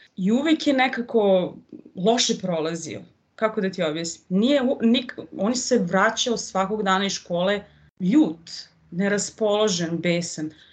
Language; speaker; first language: Serbian; native; Serbian